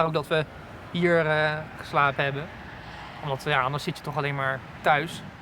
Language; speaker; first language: Dutch; native; Dutch